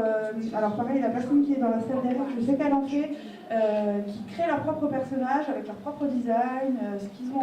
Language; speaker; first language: French; native; French